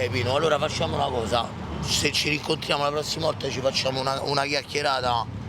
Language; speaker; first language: Italian; native; Italian